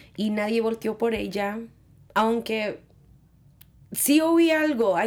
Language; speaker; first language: Spanish; early bilingual, heritage; Spanish